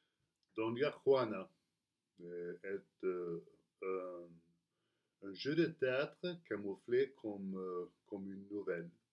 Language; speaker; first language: French; non-native, fluent; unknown